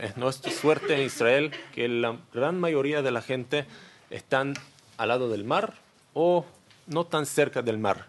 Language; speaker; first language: Spanish; non-native, learner; Hebrew